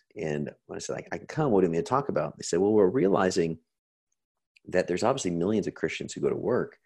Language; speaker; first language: English; native; English